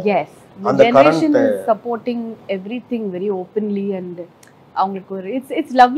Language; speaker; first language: Tamil; non-native, fluent; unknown